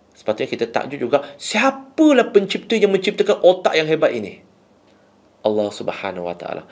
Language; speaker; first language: Malay; non-native, local second language; Chinese